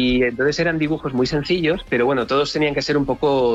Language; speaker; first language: Spanish; native; Spanish